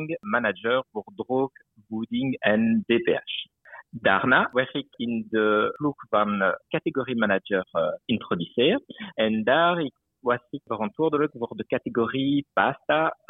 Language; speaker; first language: Dutch; non-native, local second language; French